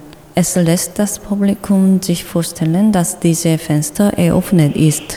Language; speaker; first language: German; non-native, fluent; Korean